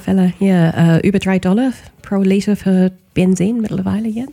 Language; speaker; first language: German; non-native, fluent; English